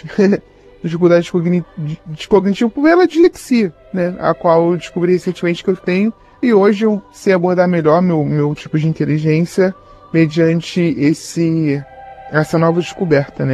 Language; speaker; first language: Portuguese; native; Portuguese